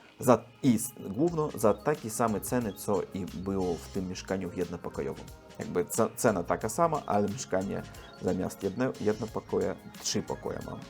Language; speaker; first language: Polish; non-native, learner; Russian